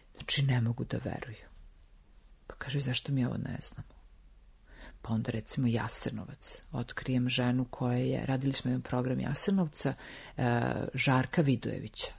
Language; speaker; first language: Serbian; native; Serbian